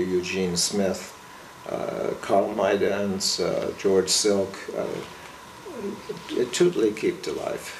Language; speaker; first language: French; non-native, fluent; English